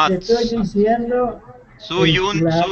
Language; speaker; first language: Spanish; non-native, local second language; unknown